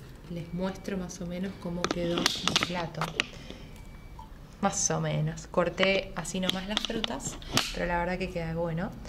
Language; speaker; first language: Spanish; native; Spanish